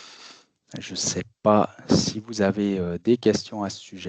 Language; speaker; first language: French; native; French